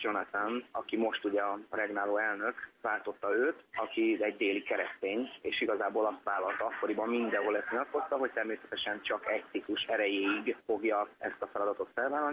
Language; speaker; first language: Hungarian; native; Hungarian